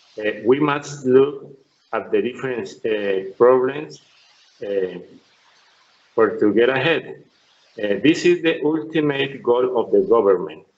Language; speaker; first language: English; non-native, learner; Spanish